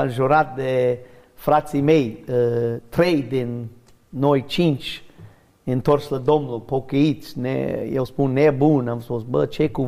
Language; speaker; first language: Romanian; non-native, learner; English